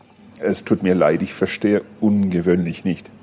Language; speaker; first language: German; non-native, learner; English